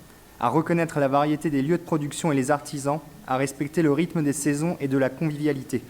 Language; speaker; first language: French; native; French